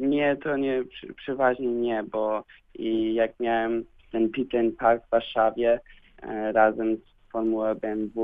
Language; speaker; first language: Polish; early bilingual, heritage; Polish